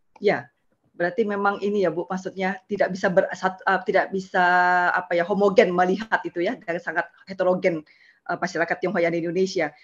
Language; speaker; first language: Indonesian; native; Indonesian